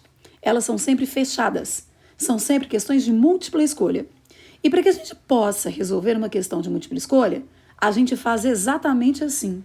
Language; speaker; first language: Portuguese; native; Portuguese